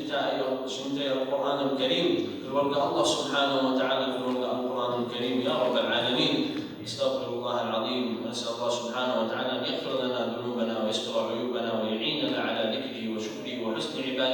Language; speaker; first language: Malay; non-native, learner; Arabic